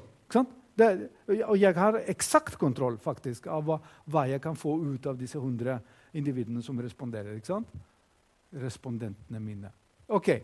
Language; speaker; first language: Norwegian; non-native, fluent; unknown